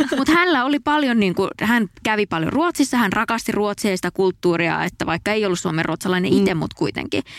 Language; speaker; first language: Finnish; native; Finnish